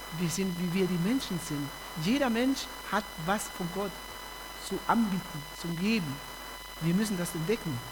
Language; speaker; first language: German; non-native, fluent; Spanish